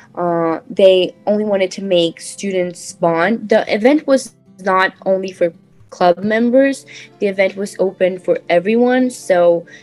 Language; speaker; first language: English; non-native, fluent; Portuguese